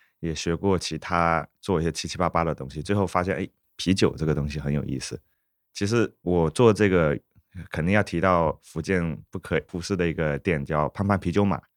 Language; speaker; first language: Chinese; native; Chinese